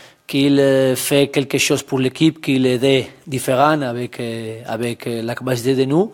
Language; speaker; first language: French; non-native, learner; Spanish